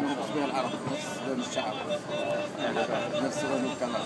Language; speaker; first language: Arabic; native; Arabic